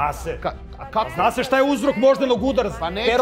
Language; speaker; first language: Serbian; native; Serbian